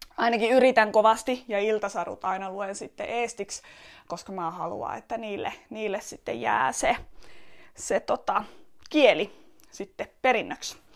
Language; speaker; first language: Finnish; early bilingual, other home language; Estonian